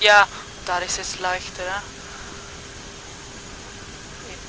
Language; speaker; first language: German; non-native, learner; Dutch